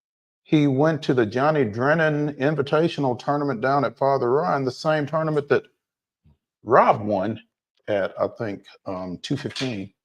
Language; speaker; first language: English; native; English